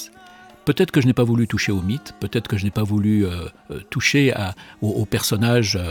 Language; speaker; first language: French; native; French